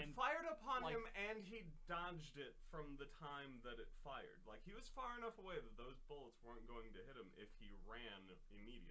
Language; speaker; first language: English; native; English